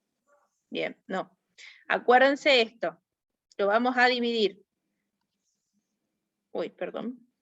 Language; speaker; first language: Spanish; native; Spanish